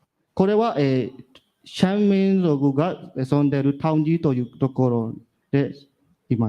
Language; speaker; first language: Japanese; non-native, learner; Burmese